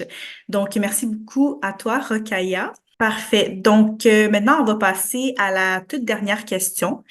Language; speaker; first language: French; native; French